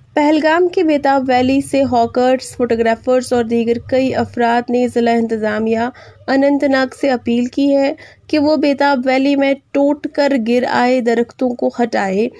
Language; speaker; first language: Urdu; non-native, local second language; Kashmiri